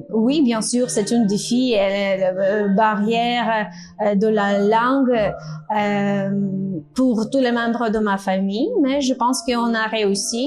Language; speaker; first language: French; non-native, learner; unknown